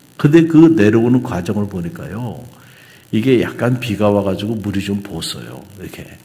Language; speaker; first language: Korean; native; Korean